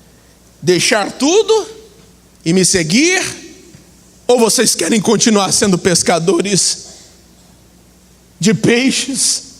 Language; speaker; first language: Portuguese; native; Portuguese